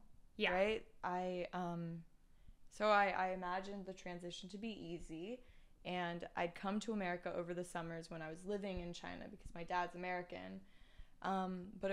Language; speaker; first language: English; non-native, fluent; Chinese